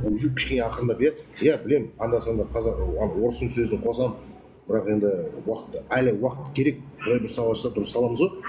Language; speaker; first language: Kazakh; non-native, local second language; Russian